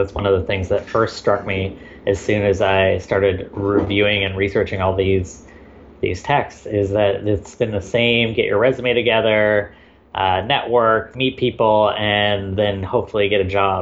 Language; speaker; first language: English; native; English